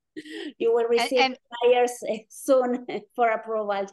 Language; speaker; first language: English; non-native, fluent; Spanish